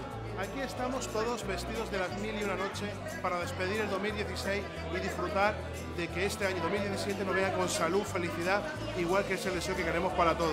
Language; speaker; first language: Spanish; native; Spanish